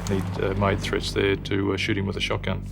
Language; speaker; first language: English; native; English